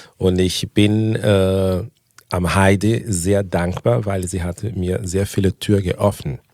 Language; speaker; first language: German; non-native, fluent; Portuguese